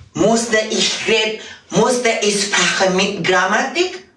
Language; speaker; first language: German; non-native, learner; Indonesian